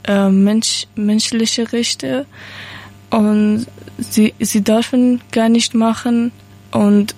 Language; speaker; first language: German; non-native, learner; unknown